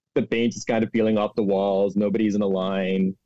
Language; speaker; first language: English; non-native, local second language; Urdu